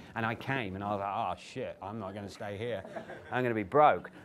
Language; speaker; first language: English; native; English